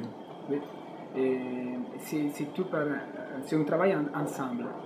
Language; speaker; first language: French; non-native, fluent; Italian